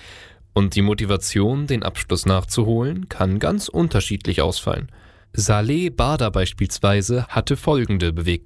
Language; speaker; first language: German; native; German